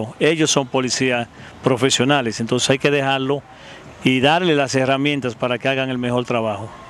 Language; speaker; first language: Spanish; native; Spanish